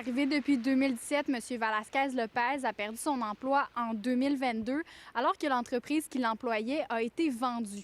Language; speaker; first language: French; native; French